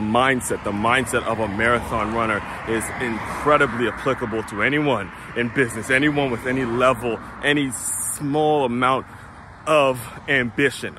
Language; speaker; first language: English; native; English